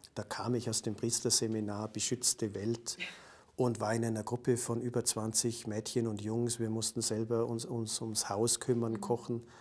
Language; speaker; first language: German; native; German